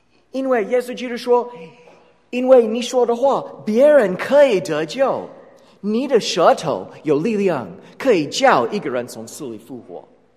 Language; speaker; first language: Chinese; non-native, fluent; English